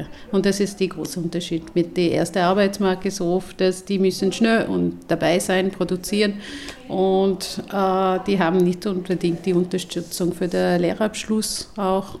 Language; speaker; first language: German; non-native, fluent; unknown